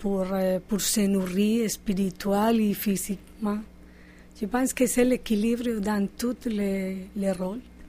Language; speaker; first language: French; non-native, fluent; Spanish